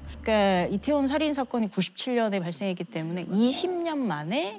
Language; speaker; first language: Korean; native; Korean